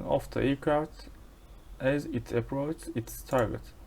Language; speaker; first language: English; non-native, fluent; Turkish